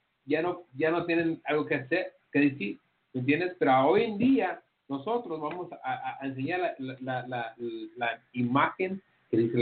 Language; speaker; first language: Spanish; early bilingual, heritage; Spanish